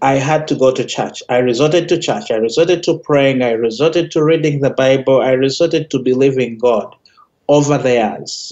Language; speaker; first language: English; non-native, local second language; Ganda